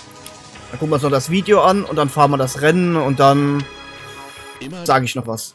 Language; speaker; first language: German; native; German